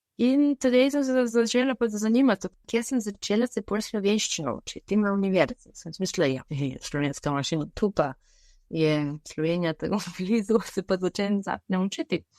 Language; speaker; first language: Slovenian; non-native, fluent; Bulgarian